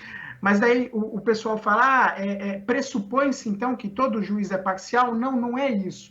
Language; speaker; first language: Portuguese; native; Portuguese